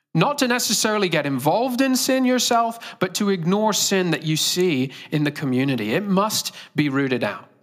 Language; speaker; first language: English; native; English